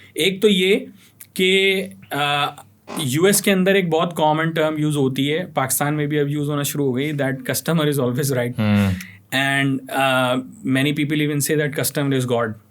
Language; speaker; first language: Urdu; native; Urdu